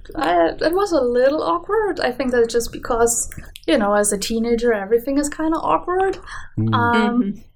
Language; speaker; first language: English; non-native, fluent; German